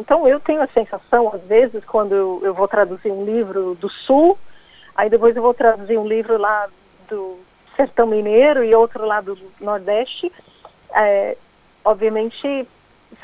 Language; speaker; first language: Portuguese; non-native, fluent; English